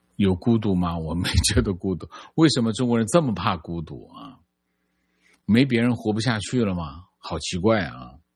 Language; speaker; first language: Chinese; native; Chinese